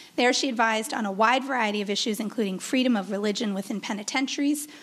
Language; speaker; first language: English; native; English